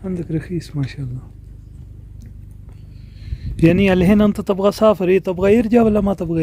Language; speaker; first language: Arabic; non-native, learner; Urdu